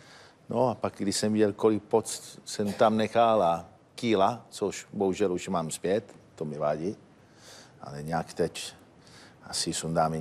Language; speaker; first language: Czech; non-native, fluent; Italian